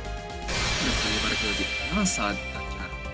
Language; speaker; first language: Japanese; native; Japanese